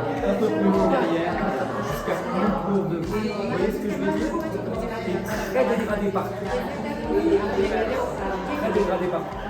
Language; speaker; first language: French; native; French